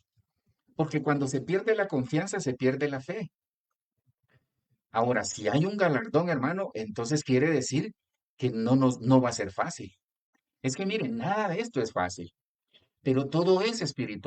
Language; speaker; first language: Spanish; native; Spanish